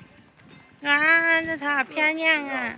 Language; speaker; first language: Chinese; native; Chinese